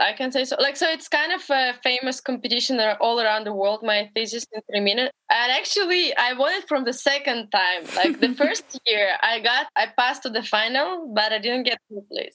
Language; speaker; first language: English; non-native, fluent; Russian